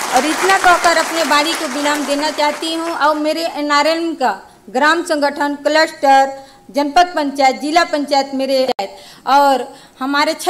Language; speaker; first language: Hindi; native; Hindi